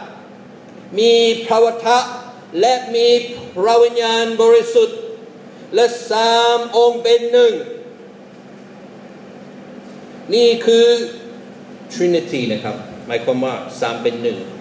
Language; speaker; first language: Thai; non-native, fluent; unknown